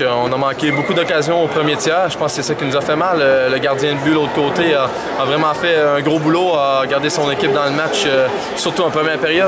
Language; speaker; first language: French; native; French